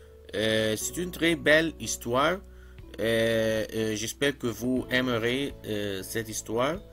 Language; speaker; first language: French; non-native, fluent; Arabic